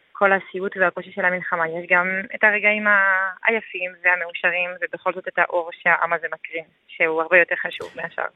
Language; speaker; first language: Hebrew; non-native, fluent; French